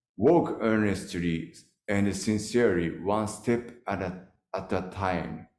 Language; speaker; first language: English; non-native, learner; Japanese